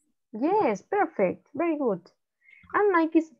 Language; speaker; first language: English; non-native, learner; Spanish